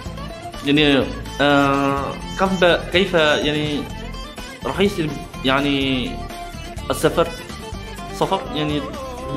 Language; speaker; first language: Arabic; non-native, learner; Malay